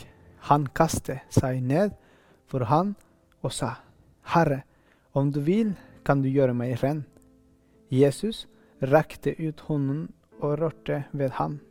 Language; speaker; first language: Norwegian; non-native, fluent; Spanish